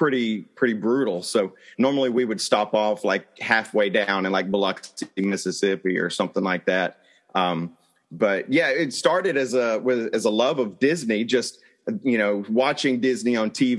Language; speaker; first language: English; native; English